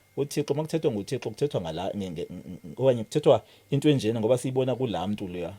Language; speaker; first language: Zulu; non-native, local second language; Xhosa